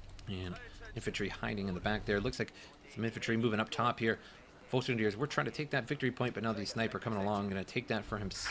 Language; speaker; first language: English; native; English